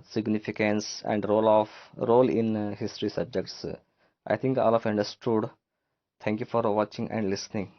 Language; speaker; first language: English; non-native, local second language; Kannada